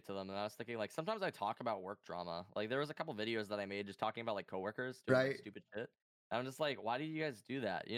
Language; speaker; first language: English; native; English